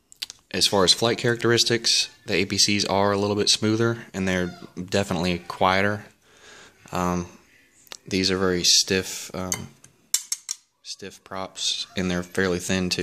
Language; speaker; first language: English; native; English